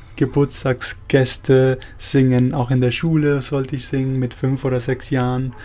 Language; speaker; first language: German; early bilingual, other home language; Spanish